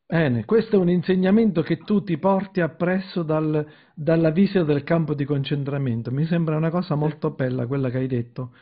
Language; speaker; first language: Italian; native; Italian